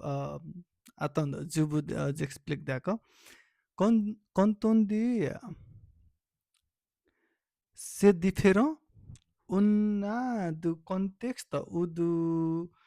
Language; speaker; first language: French; non-native, learner; Nepali